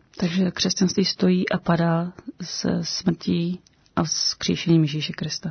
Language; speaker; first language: Czech; native; Czech